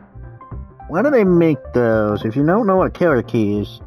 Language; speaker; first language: English; native; English